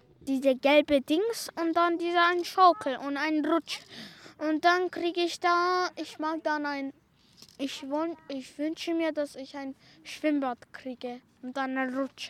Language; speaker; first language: German; non-native, local second language; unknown